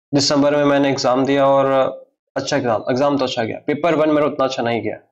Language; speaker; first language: Hindi; native; Hindi